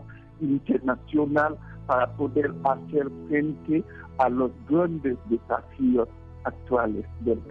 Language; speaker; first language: Spanish; non-native, fluent; Haitian Creole